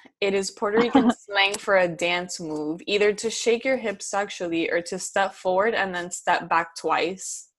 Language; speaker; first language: English; early bilingual, other home language; Spanish